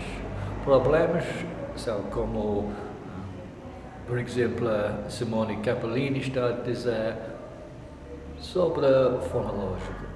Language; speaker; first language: Portuguese; non-native, learner; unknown